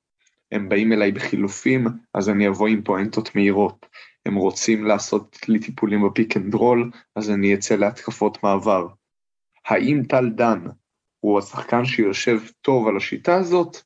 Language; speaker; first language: Hebrew; native; Hebrew